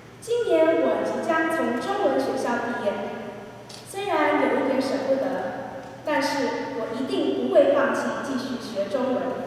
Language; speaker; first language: Chinese; early bilingual, heritage; Chinese